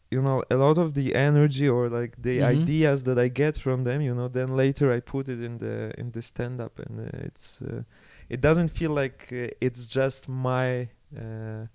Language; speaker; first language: English; non-native, fluent; Polish